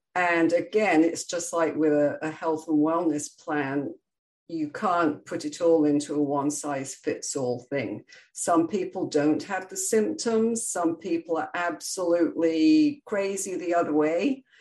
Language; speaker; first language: English; native; English